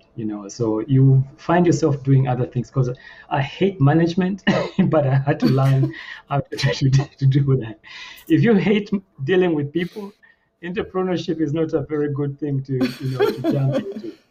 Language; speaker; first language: English; non-native, local second language; Ganda